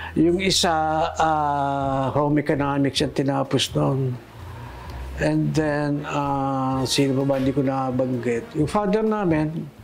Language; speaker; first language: Filipino; native; Filipino